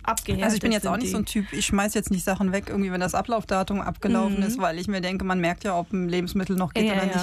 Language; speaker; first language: German; native; German